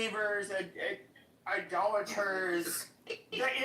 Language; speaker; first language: English; native; English